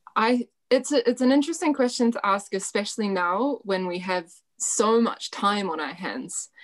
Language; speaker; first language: English; native; English